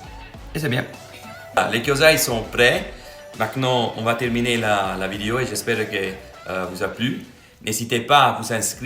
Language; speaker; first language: French; non-native, fluent; Italian